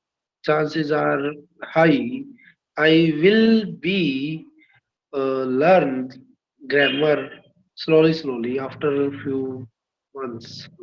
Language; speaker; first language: English; non-native, learner; Hindi